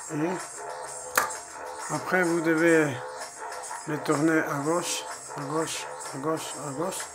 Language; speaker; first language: French; non-native, learner; Spanish